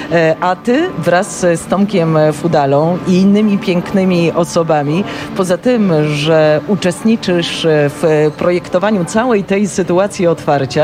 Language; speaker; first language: Polish; native; Polish